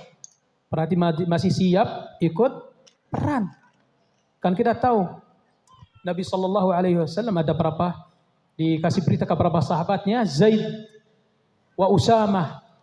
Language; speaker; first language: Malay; non-native, fluent; Arabic